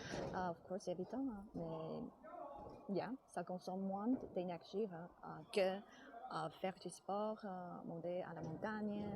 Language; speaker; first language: French; non-native, learner; Chinese